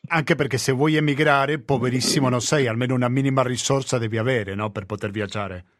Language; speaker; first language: Italian; non-native, fluent; Spanish